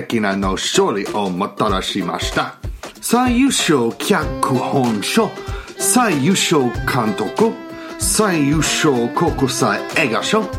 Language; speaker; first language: Japanese; non-native, learner; English